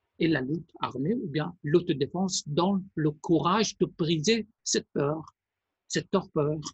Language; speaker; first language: French; non-native, fluent; Persian